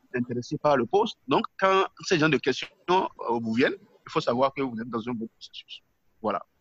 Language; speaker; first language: French; non-native, local second language; Yoruba